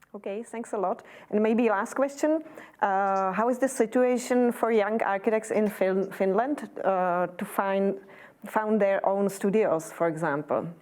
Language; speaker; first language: English; non-native, fluent; Czech